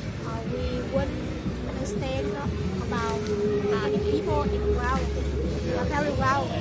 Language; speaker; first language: English; non-native, learner; Vietnamese